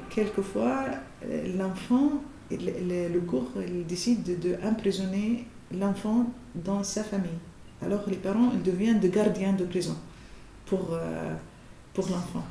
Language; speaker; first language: French; non-native, fluent; Arabic